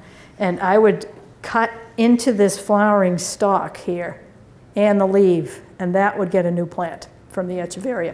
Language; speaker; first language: English; native; English